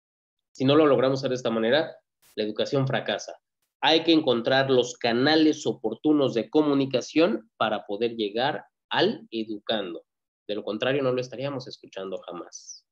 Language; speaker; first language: Spanish; native; Spanish